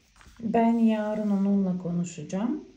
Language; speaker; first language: Turkish; non-native, fluent; Bulgarian